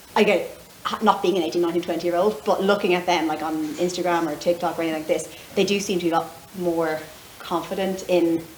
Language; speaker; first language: English; native; English